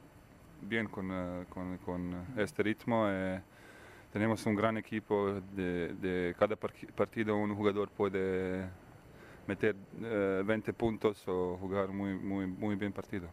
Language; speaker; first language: Spanish; non-native, learner; Bosnian